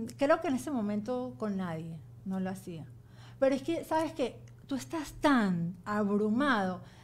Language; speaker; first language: Spanish; native; Spanish